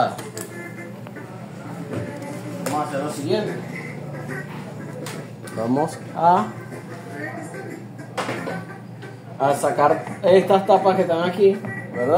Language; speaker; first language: Spanish; native; Spanish